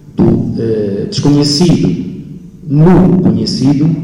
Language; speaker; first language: Portuguese; non-native, fluent; Italian